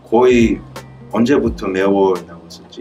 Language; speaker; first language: Korean; early bilingual, heritage; Korean